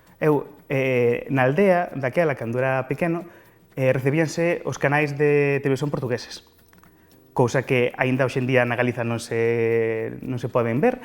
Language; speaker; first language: Galician; non-native, local second language; Spanish